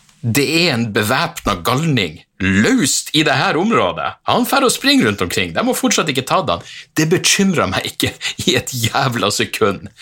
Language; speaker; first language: Norwegian; native; Norwegian